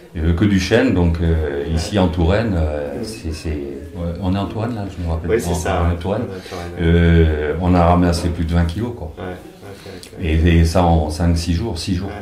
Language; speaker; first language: French; native; French